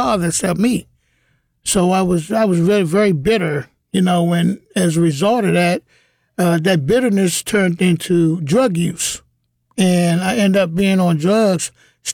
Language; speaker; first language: English; native; English